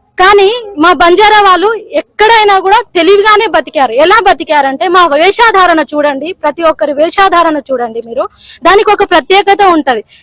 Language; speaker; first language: Telugu; non-native, local second language; Lambadi